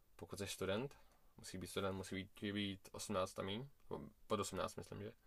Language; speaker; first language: Czech; early bilingual, other home language; Russian